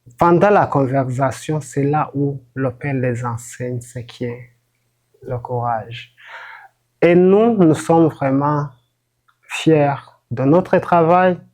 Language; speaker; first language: French; non-native, local second language; Rundi